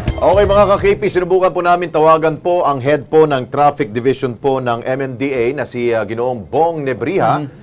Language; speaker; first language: Filipino; native; Filipino